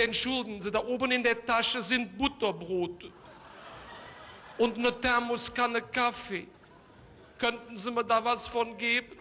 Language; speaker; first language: German; native; German